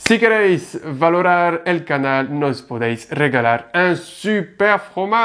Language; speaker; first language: Spanish; non-native, fluent; French